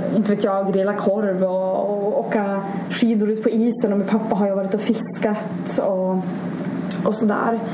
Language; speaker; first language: Swedish; native; Swedish